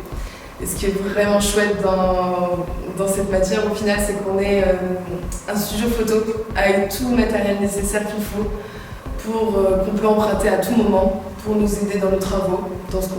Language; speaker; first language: French; native; French